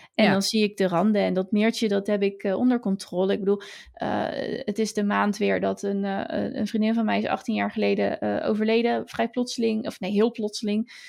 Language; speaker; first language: Dutch; native; Dutch